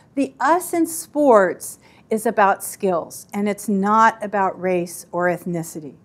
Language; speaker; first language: English; native; English